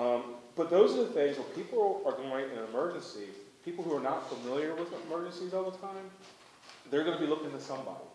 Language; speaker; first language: English; native; English